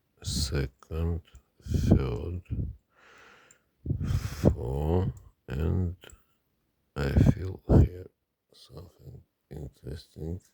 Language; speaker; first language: English; non-native, learner; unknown